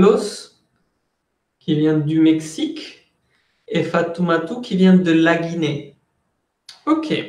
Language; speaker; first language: French; non-native, fluent; Spanish